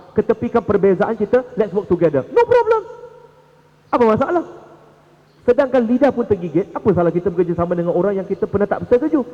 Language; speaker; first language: Malay; non-native, local second language; Chinese